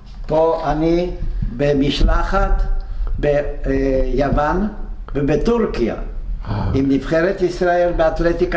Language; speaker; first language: Hebrew; non-native, fluent; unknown